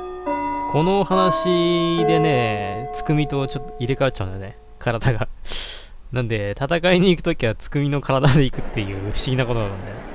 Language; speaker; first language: Japanese; native; Japanese